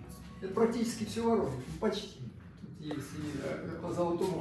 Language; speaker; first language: Russian; native; Russian